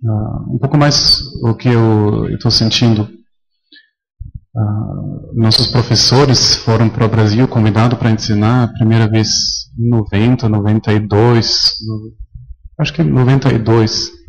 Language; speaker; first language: Portuguese; non-native, fluent; German